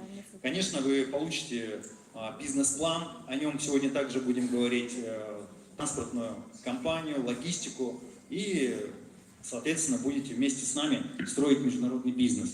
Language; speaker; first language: Russian; native; Russian